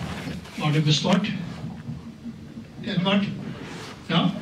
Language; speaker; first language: Norwegian; native; Norwegian